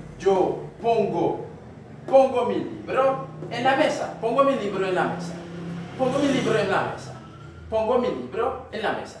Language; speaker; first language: Spanish; non-native, learner; Haitian Creole